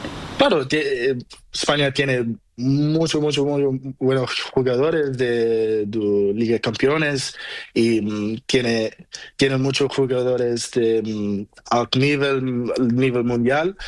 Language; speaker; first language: Spanish; non-native, learner; Portuguese